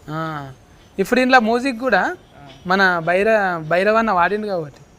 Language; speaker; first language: Telugu; native; Telugu